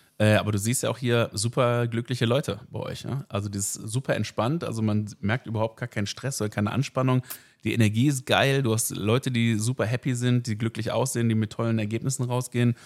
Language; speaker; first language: German; native; German